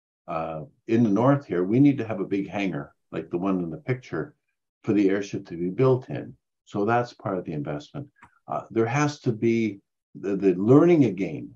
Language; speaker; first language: English; native; English